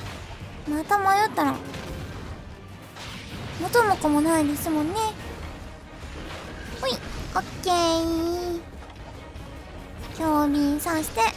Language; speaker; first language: Japanese; native; Japanese